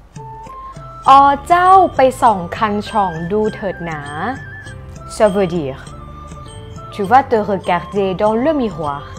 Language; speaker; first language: French; non-native, fluent; Thai